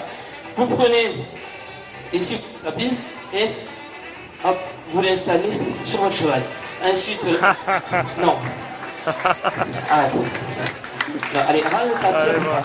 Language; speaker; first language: French; native; French